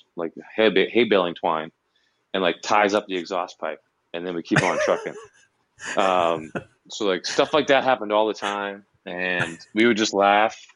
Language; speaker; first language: English; native; English